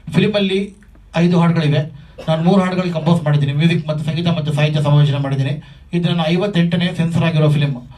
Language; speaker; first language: Kannada; native; Kannada